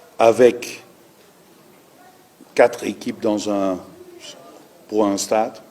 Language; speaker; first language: French; non-native, learner; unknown